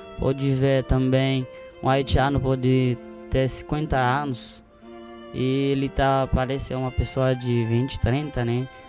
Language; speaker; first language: Portuguese; non-native, fluent; Haitian Creole